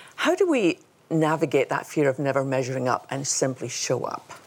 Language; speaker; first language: English; native; English